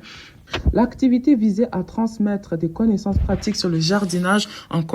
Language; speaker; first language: French; native; French